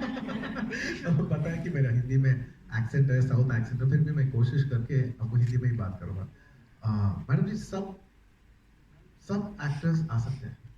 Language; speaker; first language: Hindi; non-native, local second language; Telugu